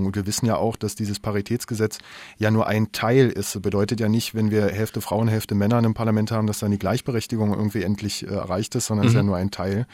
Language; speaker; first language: German; native; German